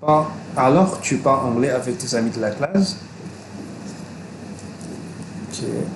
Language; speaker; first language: French; non-native, fluent; Malay